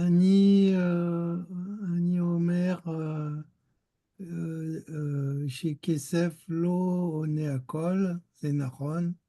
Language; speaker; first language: Hebrew; non-native, learner; French